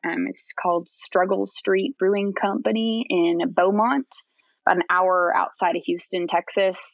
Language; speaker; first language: English; native; English